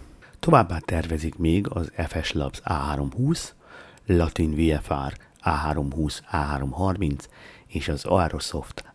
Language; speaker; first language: Hungarian; native; Hungarian